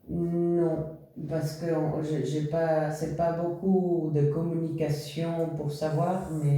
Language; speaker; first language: French; non-native, fluent; Spanish